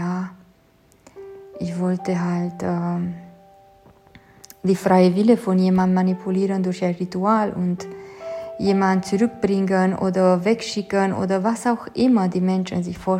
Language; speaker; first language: German; non-native, fluent; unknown